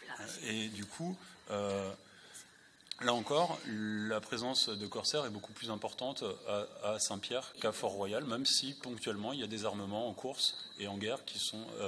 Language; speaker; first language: French; native; French